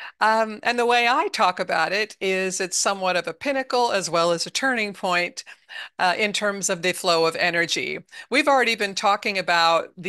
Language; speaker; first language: English; native; English